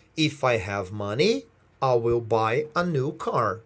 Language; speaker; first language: English; non-native, fluent; Portuguese